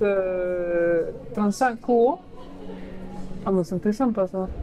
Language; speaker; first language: French; non-native, fluent; Spanish